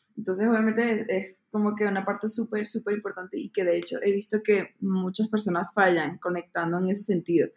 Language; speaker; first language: Spanish; native; Spanish